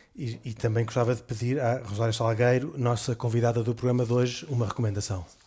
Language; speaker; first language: Portuguese; native; Portuguese